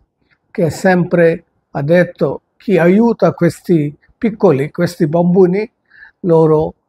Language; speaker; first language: Italian; non-native, fluent; Telugu